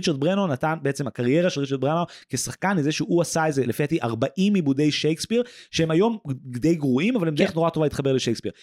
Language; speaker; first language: Hebrew; early bilingual, other home language; English